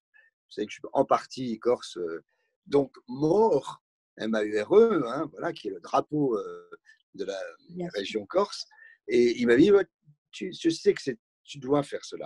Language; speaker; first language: French; native; French